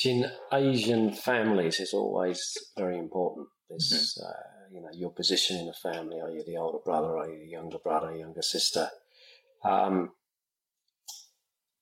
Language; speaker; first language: English; native; English